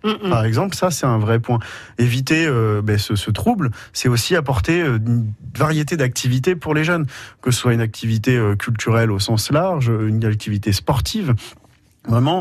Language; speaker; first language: French; native; French